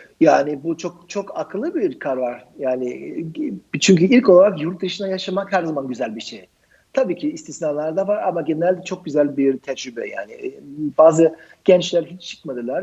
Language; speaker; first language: Turkish; non-native, fluent; German